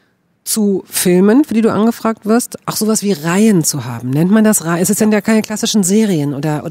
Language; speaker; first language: German; native; German